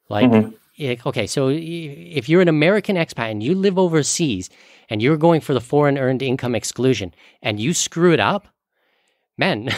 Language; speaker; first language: English; native; English